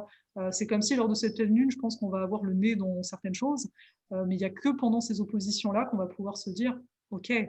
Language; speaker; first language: French; native; French